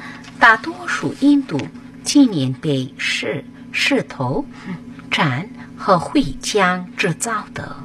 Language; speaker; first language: Chinese; non-native, fluent; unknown